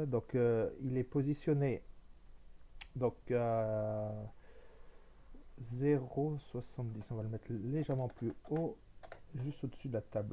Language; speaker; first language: French; native; French